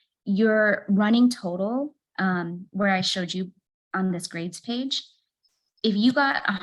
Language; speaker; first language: English; native; English